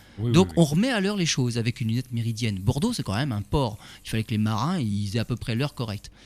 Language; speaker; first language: French; native; French